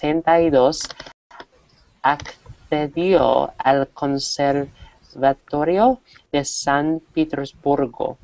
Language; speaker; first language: Spanish; non-native, learner; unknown